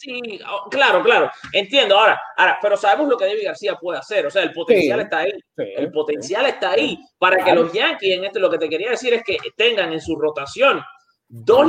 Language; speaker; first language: Spanish; native; Spanish